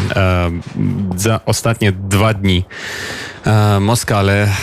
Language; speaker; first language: Polish; non-native, fluent; Ukrainian